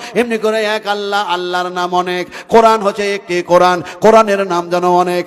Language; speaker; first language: Bangla; non-native, local second language; Hindi